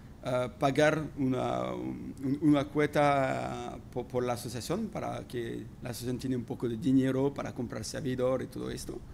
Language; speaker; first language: Spanish; non-native, fluent; French